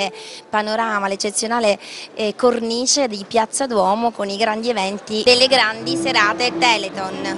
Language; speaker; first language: Italian; native; Italian